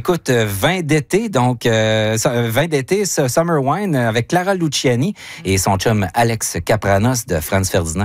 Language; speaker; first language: French; native; French